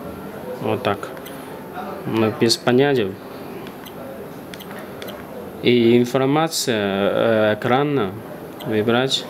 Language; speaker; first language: Russian; non-native, learner; Chinese